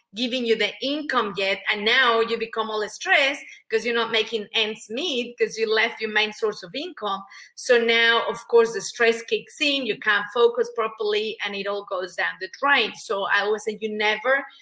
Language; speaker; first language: English; non-native, fluent; Spanish